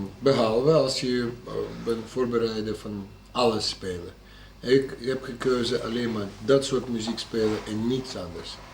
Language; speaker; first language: Dutch; non-native, fluent; Russian